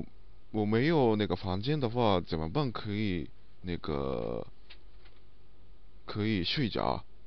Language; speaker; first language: Chinese; non-native, learner; Japanese